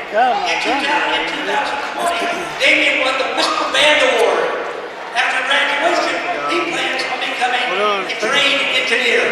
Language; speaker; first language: English; native; English